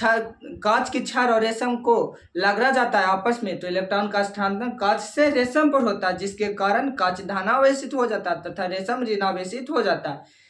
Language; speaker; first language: Hindi; native; Hindi